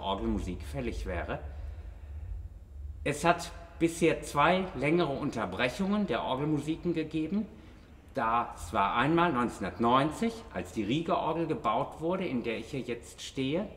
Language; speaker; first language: German; native; German